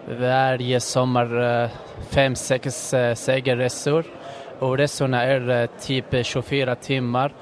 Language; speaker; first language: Swedish; non-native, fluent; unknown